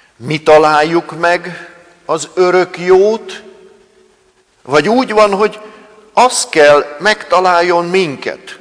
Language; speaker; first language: Hungarian; native; Hungarian